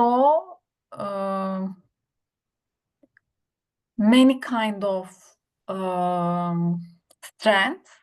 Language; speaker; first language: English; non-native, learner; Turkish